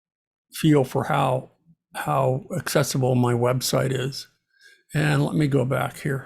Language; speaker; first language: English; native; English